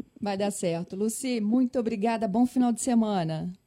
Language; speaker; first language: Portuguese; native; Portuguese